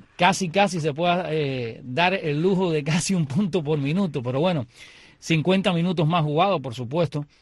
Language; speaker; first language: Spanish; native; Spanish